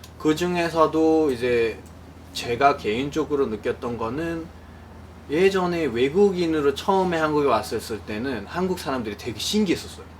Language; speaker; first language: Korean; non-native, fluent; Nepali